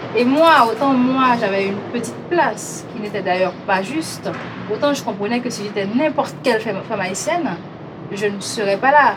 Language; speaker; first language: French; non-native, local second language; Haitian Creole